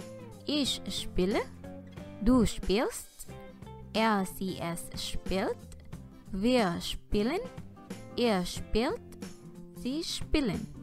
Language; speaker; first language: German; non-native, fluent; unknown